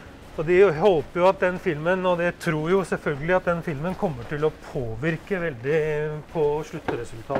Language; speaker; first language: Norwegian; native; Norwegian